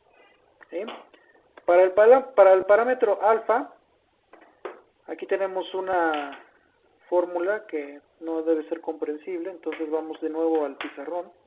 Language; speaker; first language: Spanish; native; Spanish